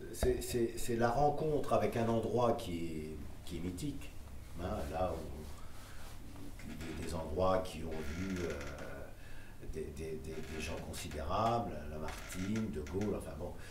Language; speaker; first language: French; native; French